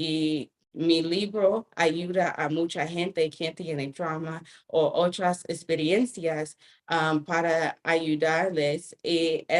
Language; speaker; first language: Spanish; non-native, fluent; English